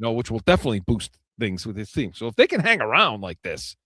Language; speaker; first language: English; native; English